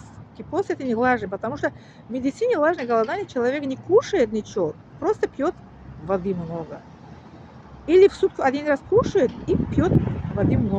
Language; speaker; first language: Russian; non-native, learner; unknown